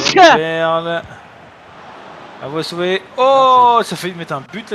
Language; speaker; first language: French; native; French